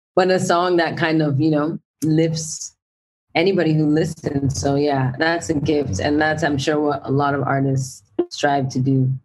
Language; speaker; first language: English; native; English